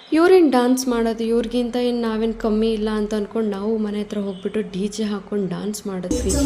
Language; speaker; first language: Kannada; non-native, local second language; Lambadi